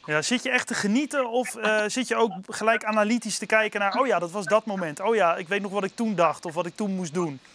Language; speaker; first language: Dutch; native; Dutch